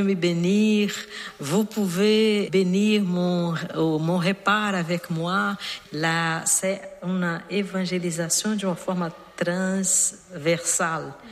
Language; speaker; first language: French; non-native, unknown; Portuguese